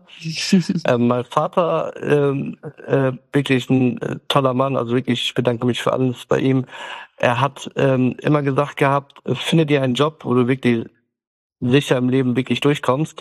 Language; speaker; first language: German; early bilingual, other home language; Turkish